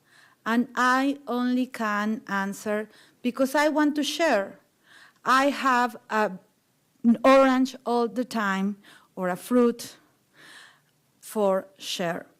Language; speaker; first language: English; non-native, learner; Spanish